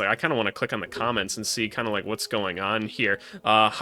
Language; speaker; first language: English; native; English